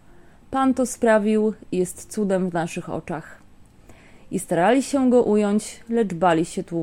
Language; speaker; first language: Polish; native; Polish